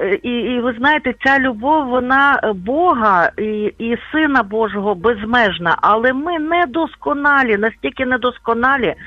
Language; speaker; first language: Ukrainian; native; Ukrainian